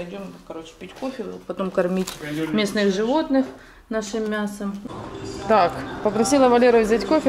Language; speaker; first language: Russian; native; Russian